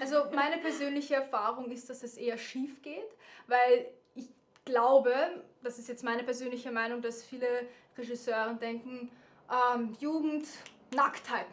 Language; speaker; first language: German; native; German